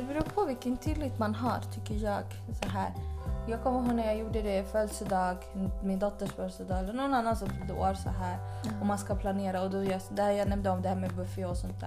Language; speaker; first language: Swedish; early bilingual, other home language; Spanish